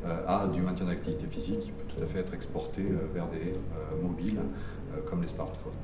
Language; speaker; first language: French; native; French